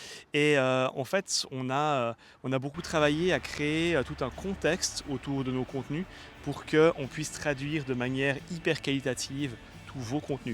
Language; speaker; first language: French; native; French